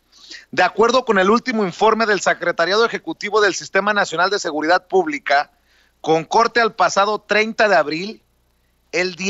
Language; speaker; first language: Spanish; native; Spanish